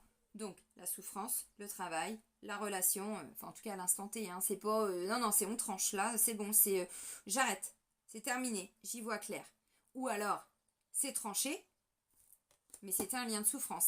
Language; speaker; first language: French; native; French